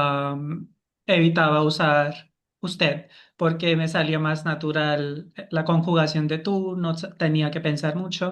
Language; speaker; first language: Spanish; non-native, fluent; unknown